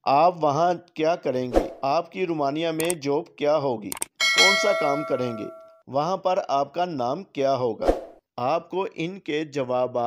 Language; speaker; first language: Urdu; non-native, local second language; Punjabi